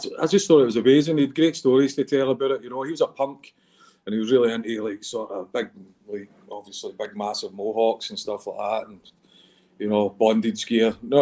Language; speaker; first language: English; native; English